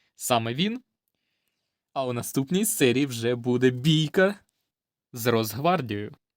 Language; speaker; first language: Ukrainian; non-native, local second language; Russian